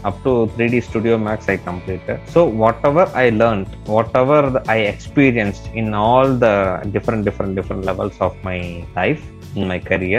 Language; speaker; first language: English; non-native, local second language; Tamil